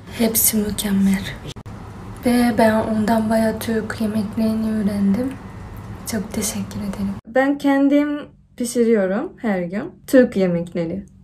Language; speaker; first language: Turkish; non-native, fluent; Japanese